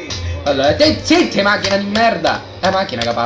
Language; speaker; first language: Italian; native; Italian